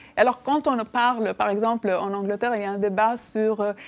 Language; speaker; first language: French; non-native, fluent; Albanian